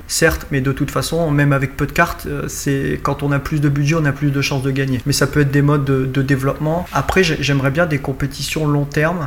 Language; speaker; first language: French; native; French